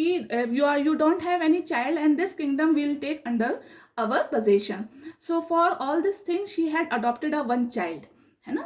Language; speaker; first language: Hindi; native; Hindi